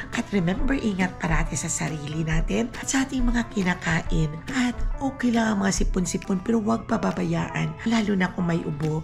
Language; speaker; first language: Filipino; non-native, local second language; Cebuano